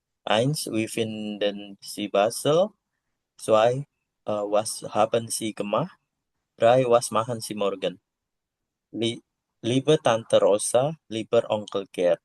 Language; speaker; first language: German; non-native, learner; Indonesian